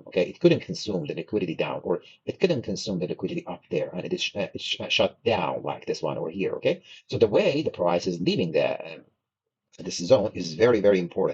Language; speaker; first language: English; non-native, fluent; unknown